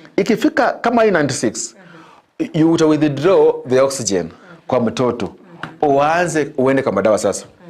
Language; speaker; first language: Swahili; non-native, local second language; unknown